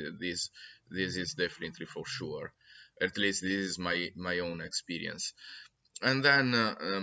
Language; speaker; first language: English; non-native, fluent; Italian